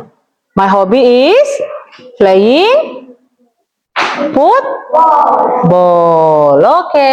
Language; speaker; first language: English; non-native, learner; Indonesian